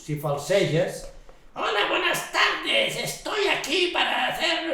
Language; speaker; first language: Spanish; non-native, local second language; Catalan